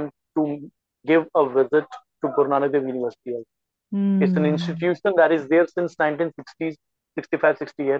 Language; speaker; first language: English; non-native, local second language; Punjabi